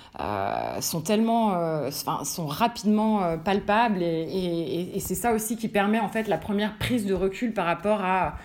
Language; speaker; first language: French; native; French